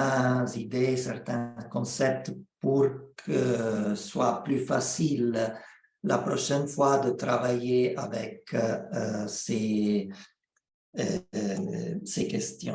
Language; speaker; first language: French; non-native, fluent; Italian